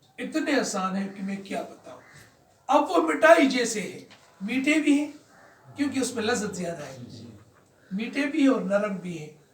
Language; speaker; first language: Urdu; non-native, local second language; Pashto